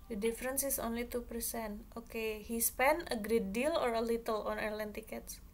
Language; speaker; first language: English; non-native, fluent; Javanese